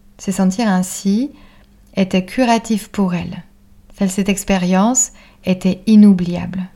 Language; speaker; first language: French; non-native, fluent; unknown